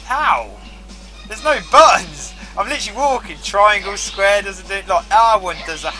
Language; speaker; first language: English; native; English